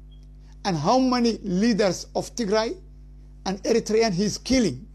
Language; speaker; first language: English; non-native, learner; Somali